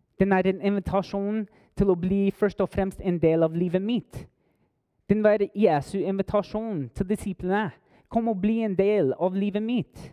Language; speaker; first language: Norwegian; non-native, fluent; English